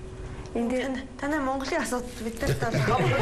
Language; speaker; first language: Mongolian; native; Mongolian